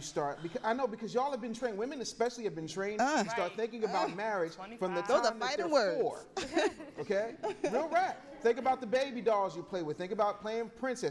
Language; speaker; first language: English; native; English